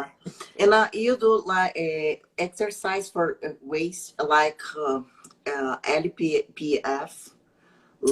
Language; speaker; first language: English; non-native, learner; Portuguese